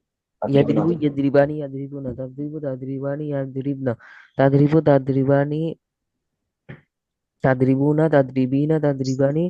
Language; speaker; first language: Arabic; non-native, learner; Bangla